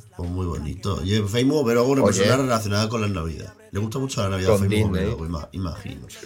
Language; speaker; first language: Spanish; native; Spanish